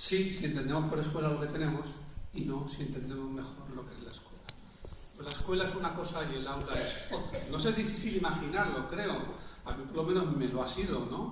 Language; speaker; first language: Spanish; native; Spanish